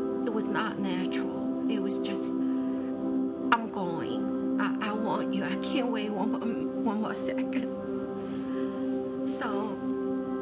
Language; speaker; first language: English; non-native, fluent; Chinese